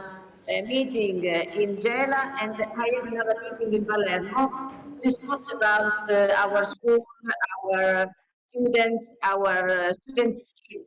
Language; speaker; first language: English; non-native, learner; Italian